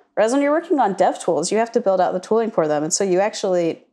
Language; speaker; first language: English; native; English